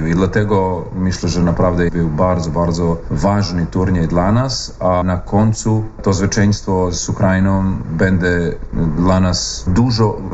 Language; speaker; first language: Polish; non-native, learner; Serbian